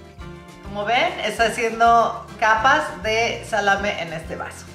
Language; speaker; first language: Spanish; native; Spanish